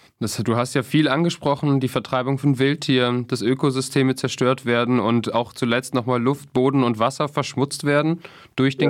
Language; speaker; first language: German; native; German